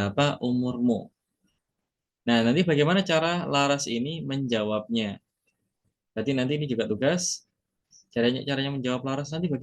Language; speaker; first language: Indonesian; native; Indonesian